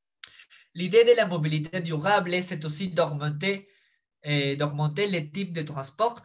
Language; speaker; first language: French; non-native, fluent; Spanish